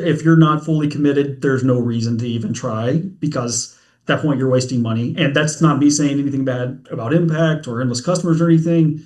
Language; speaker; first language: English; native; English